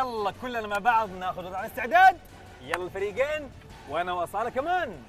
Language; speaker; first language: Arabic; native; Arabic